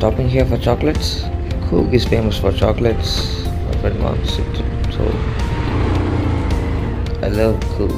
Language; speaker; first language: English; non-native, local second language; Telugu